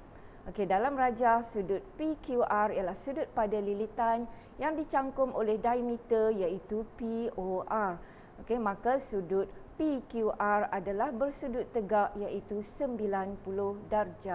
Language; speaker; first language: Malay; native; Malay